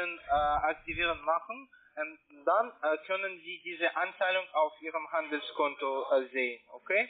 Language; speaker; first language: German; non-native, learner; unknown